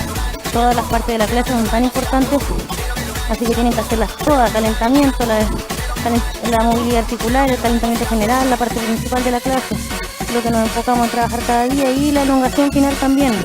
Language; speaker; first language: Spanish; native; Spanish